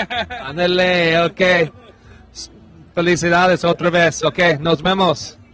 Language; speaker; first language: Spanish; non-native, learner; English